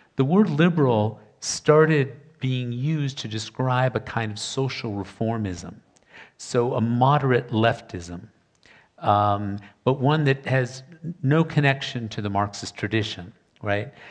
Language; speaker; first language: English; native; English